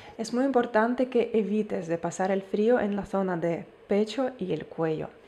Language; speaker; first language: Spanish; non-native, fluent; Ukrainian